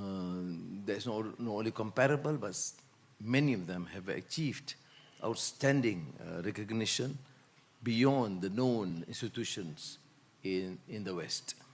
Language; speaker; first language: English; non-native, local second language; Malay